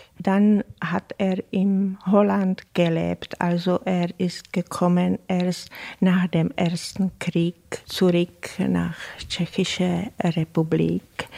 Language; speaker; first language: German; non-native, fluent; Czech